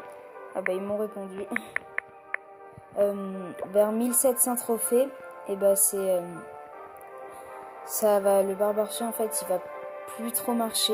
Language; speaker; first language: French; native; French